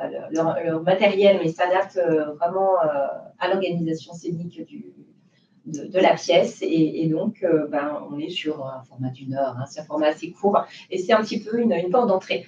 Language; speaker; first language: French; native; French